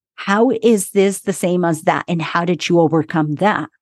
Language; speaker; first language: English; early bilingual, other home language; Spanish